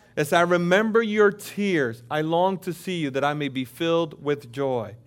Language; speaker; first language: English; native; English